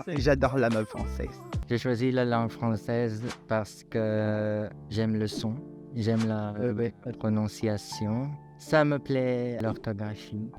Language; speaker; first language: French; non-native, fluent; Filipino